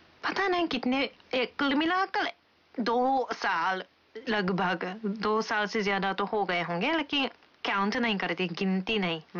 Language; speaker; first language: Hindi; non-native, fluent; Japanese